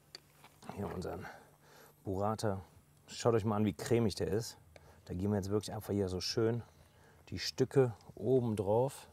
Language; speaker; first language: German; native; German